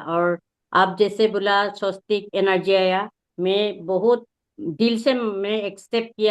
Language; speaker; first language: Hindi; non-native, local second language; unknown